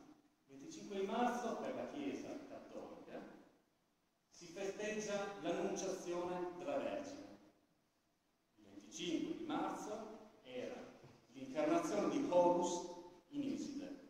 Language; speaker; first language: Italian; native; Italian